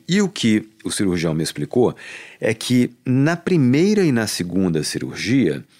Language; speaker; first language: Portuguese; native; Portuguese